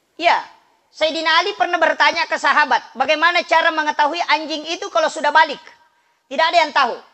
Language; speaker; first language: Indonesian; non-native, local second language; Buginese